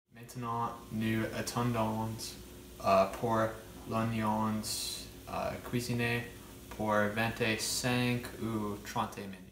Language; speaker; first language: French; non-native, learner; English